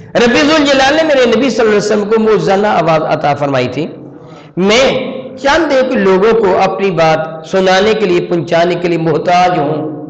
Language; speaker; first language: Urdu; non-native, local second language; Punjabi